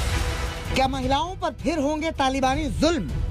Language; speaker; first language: Hindi; native; Hindi